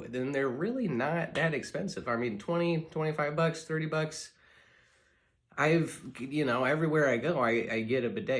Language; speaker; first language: English; native; English